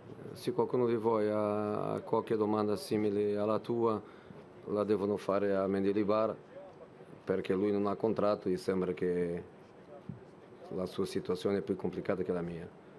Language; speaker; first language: Italian; non-native, fluent; Portuguese